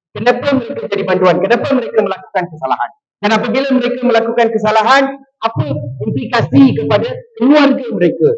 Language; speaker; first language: Malay; non-native, local second language; Tamil